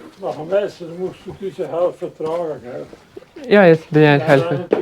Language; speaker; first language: German; non-native, learner; Ukrainian